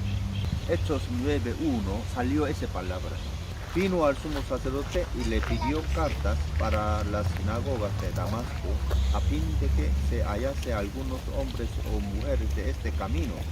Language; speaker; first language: Spanish; non-native, learner; Korean